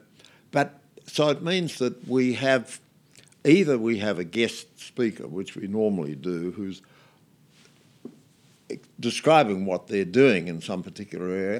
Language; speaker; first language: English; native; English